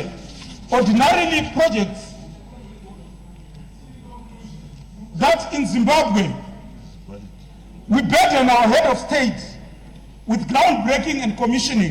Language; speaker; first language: English; non-native, local second language; Shona